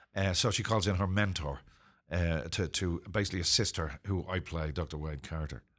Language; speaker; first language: English; native; English